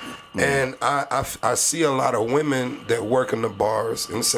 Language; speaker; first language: English; native; English